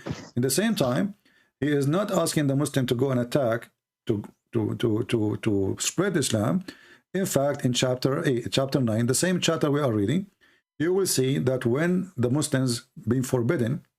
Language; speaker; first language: English; non-native, fluent; Arabic